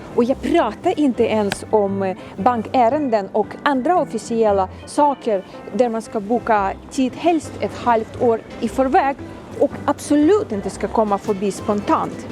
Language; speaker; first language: Swedish; non-native, fluent; Ukrainian